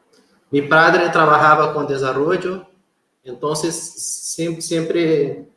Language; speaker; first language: Spanish; non-native, fluent; Portuguese